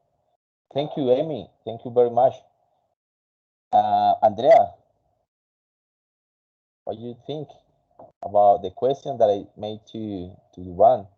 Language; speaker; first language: English; non-native, fluent; Spanish